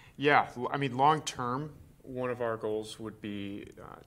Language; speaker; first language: English; native; English